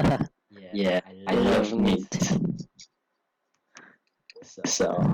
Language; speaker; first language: English; non-native, learner; Chinese